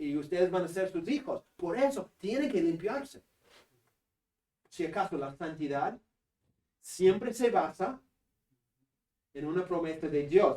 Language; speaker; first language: Spanish; non-native, fluent; English